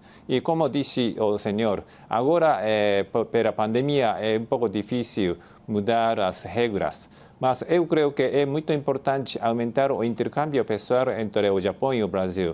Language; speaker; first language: Portuguese; non-native, fluent; Japanese